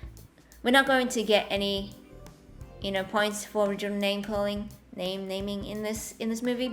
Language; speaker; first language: English; native; English